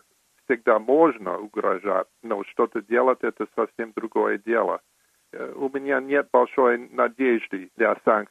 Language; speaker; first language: Russian; non-native, fluent; English